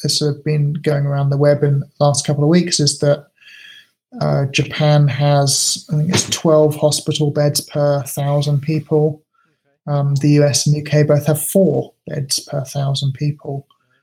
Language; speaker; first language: English; native; English